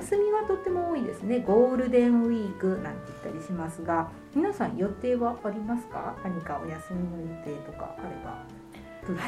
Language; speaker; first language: Japanese; native; Japanese